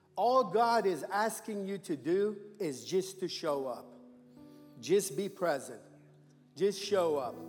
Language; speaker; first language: English; non-native, fluent; Persian